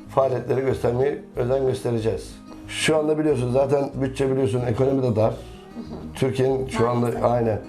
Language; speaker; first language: Turkish; native; Turkish